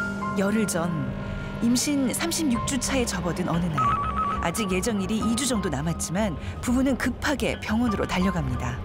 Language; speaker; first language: Korean; native; Korean